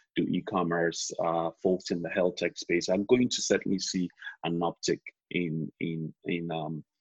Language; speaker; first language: English; non-native, local second language; Yoruba